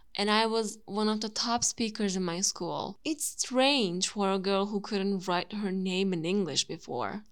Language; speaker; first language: English; non-native, fluent; Turkish